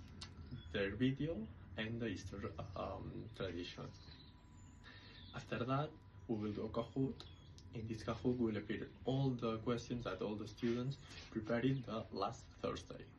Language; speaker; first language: English; non-native, learner; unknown